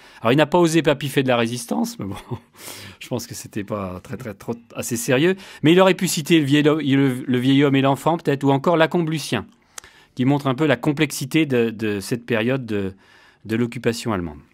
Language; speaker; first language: French; native; French